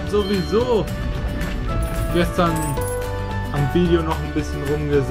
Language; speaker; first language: German; native; German